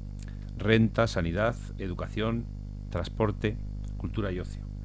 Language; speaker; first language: Spanish; native; Spanish